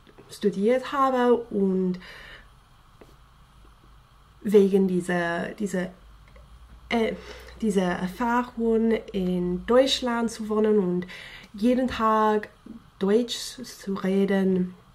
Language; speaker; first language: German; non-native, fluent; English